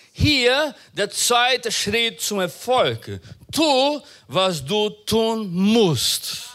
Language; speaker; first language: German; non-native, fluent; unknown